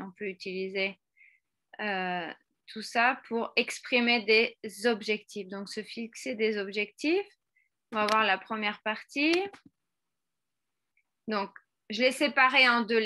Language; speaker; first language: French; non-native, fluent; Spanish